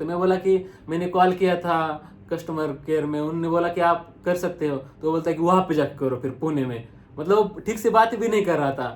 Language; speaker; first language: Hindi; non-native, local second language; Marathi